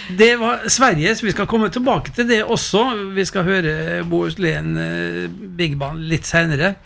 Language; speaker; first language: Norwegian; native; Norwegian